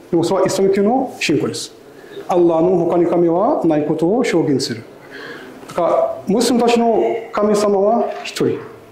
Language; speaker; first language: Japanese; non-native, learner; Arabic